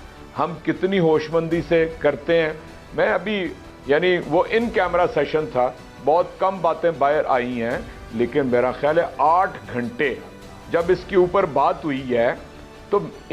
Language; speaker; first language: Urdu; native; Urdu